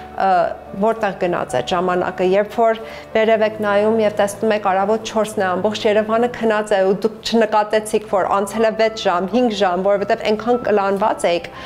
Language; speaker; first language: Armenian; early bilingual, heritage; Armenian